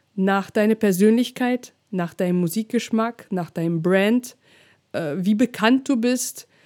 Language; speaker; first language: German; non-native, fluent; Russian